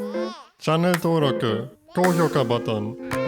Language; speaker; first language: Japanese; non-native, fluent; German